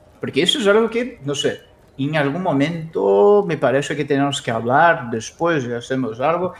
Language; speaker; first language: Spanish; non-native, fluent; Portuguese